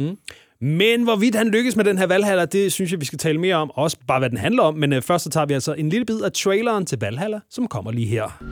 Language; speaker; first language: Danish; native; Danish